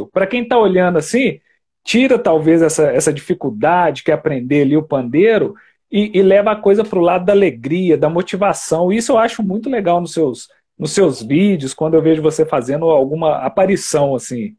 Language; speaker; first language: Portuguese; native; Portuguese